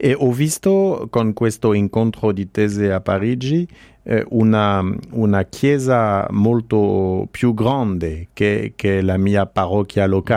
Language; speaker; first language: Italian; non-native, fluent; French